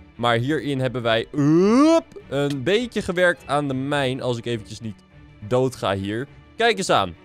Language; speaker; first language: Dutch; native; Dutch